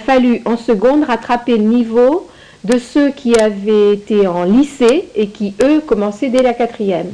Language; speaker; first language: French; native; French